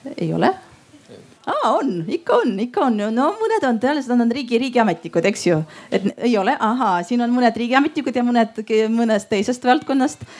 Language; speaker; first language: Estonian; non-native, local second language; Russian